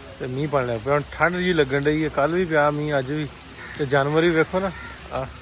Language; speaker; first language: Punjabi; native; Punjabi